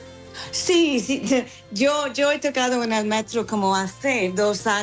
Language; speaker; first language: Spanish; non-native, fluent; English